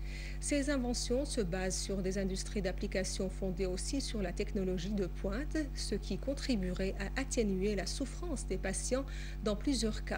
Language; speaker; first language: French; non-native, fluent; Arabic